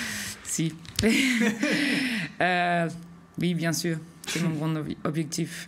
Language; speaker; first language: French; non-native, fluent; Danish